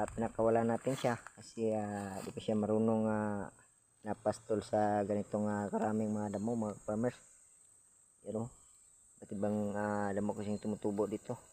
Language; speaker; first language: Filipino; non-native, local second language; Cebuano